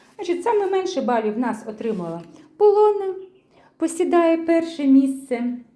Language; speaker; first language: Ukrainian; non-native, local second language; Russian